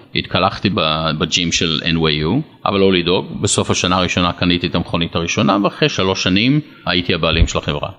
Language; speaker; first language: Hebrew; native; Hebrew